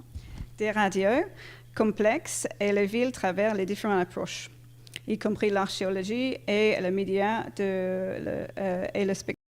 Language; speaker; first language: French; non-native, fluent; English